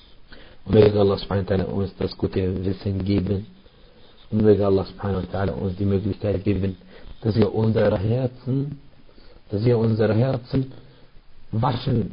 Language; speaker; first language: German; non-native, fluent; Arabic